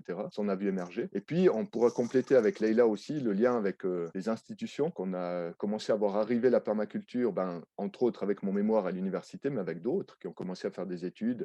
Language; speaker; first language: French; native; French